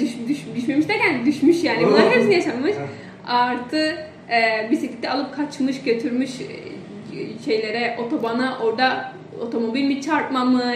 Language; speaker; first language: Turkish; non-native, fluent; Indonesian